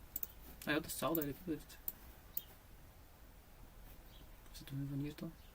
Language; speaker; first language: Dutch; native; Dutch